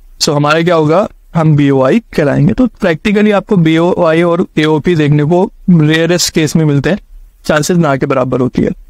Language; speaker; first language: Hindi; native; Hindi